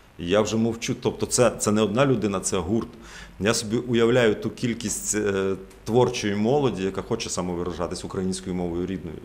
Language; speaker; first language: Ukrainian; native; Ukrainian